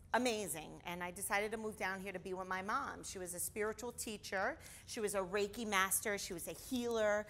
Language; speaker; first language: English; native; English